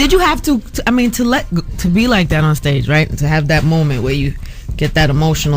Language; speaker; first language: English; native; English